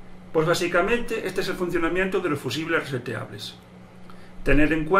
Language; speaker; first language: Spanish; native; Spanish